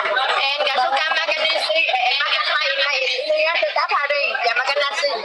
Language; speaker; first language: Indonesian; non-native, learner; Vietnamese